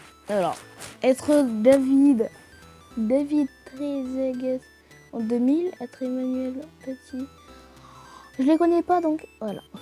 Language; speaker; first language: French; native; French